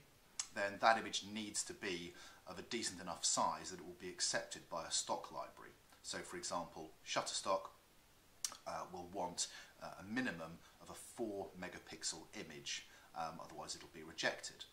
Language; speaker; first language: English; native; English